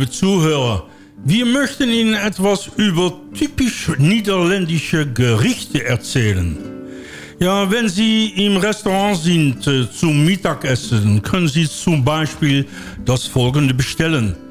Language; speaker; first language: German; non-native, learner; Dutch